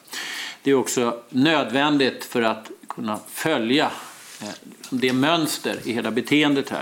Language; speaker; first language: Swedish; native; Swedish